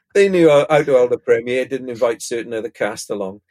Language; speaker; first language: English; native; English